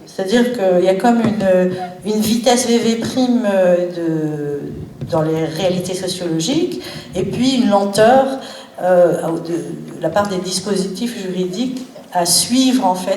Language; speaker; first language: French; native; French